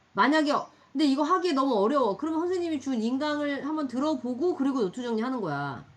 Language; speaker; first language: Korean; native; Korean